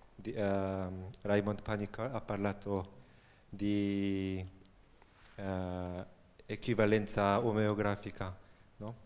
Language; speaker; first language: Italian; non-native, fluent; Korean